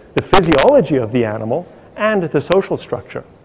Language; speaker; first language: English; native; English